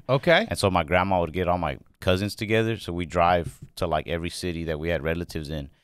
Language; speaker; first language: English; native; English